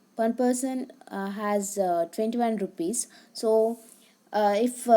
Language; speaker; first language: English; non-native, local second language; Kannada